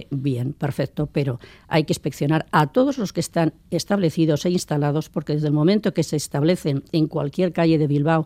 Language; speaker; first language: Spanish; native; Spanish